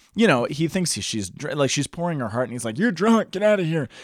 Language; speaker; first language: English; native; English